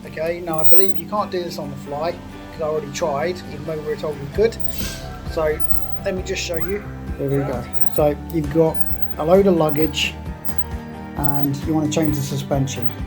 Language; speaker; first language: English; native; English